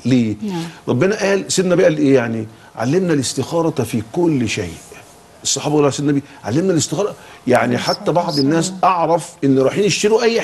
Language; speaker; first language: Arabic; native; Arabic